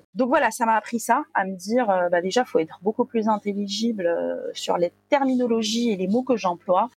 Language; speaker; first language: French; non-native, local second language; Arabic